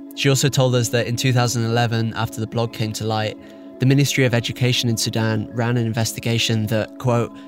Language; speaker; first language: English; native; English